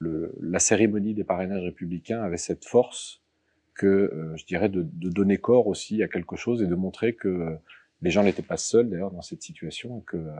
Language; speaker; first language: French; native; French